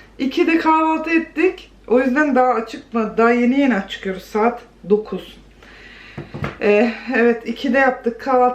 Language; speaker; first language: Turkish; early bilingual, heritage; Turkish